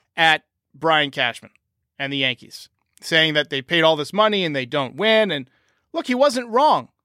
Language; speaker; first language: English; native; English